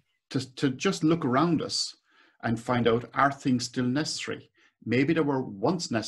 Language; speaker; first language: English; native; English